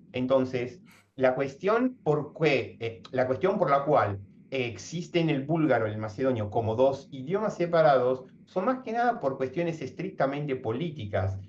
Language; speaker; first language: Spanish; native; Spanish